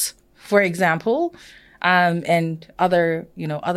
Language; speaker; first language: English; non-native, fluent; Samoan